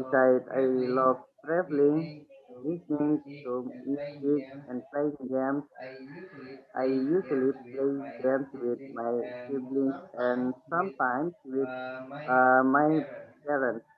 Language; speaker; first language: English; non-native, learner; Indonesian